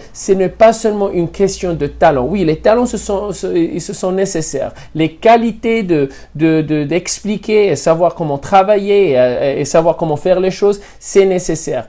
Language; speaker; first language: French; non-native, fluent; Spanish